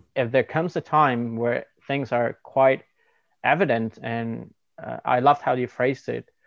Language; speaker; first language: English; non-native, fluent; Spanish